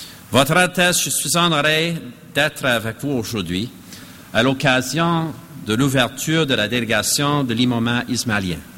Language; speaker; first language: French; non-native, fluent; English